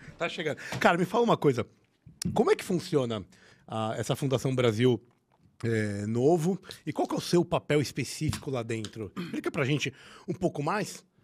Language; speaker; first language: Portuguese; native; Portuguese